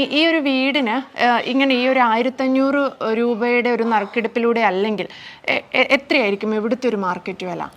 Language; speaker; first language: Malayalam; native; Malayalam